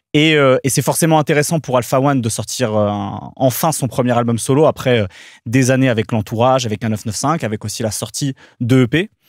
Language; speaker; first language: French; native; French